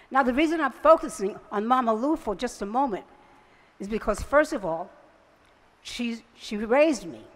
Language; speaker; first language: English; native; English